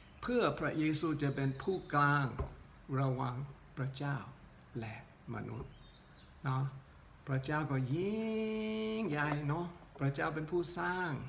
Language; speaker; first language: Thai; non-native, local second language; Northeastern Thai